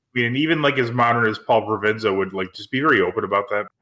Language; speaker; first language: English; early bilingual, other home language; Lithuanian